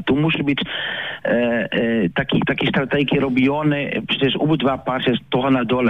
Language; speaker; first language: Polish; non-native, learner; Dutch